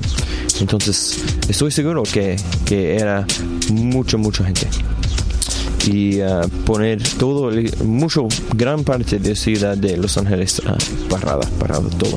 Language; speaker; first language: Spanish; non-native, learner; English